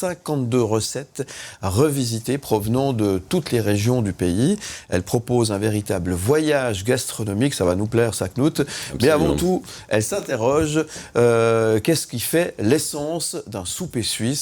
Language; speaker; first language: French; native; French